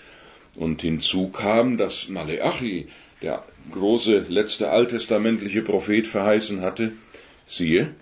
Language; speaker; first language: German; native; German